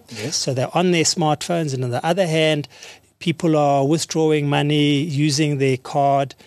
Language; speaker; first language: English; native; English